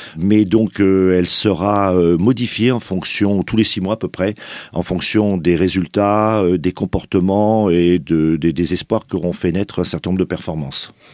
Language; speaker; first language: French; native; French